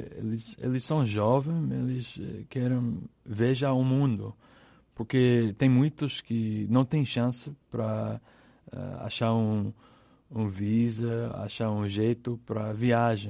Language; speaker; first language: Portuguese; non-native, learner; English